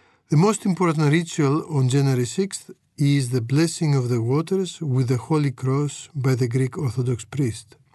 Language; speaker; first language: English; non-native, fluent; Greek